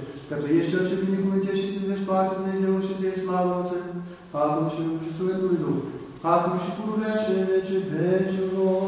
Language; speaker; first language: Romanian; native; Romanian